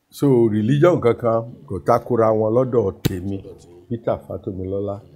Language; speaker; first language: Yoruba; native; Yoruba